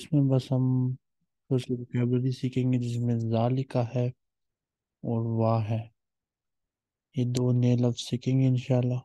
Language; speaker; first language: Urdu; native; Urdu